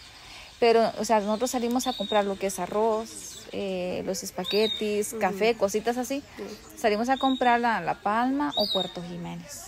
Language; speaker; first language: Spanish; native; Spanish